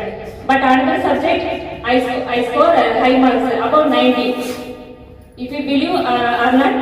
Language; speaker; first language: English; non-native, learner; Tamil